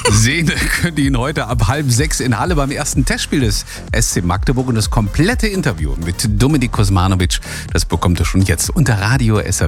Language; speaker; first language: German; native; German